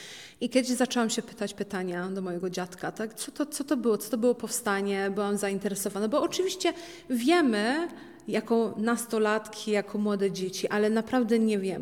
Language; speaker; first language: Polish; early bilingual, heritage; Polish